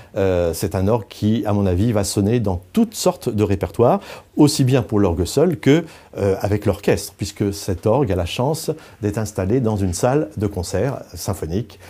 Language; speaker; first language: French; native; French